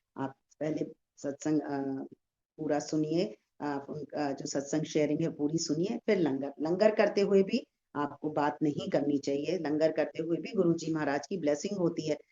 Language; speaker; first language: Hindi; native; Hindi